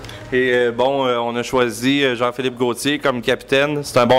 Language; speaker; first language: French; native; French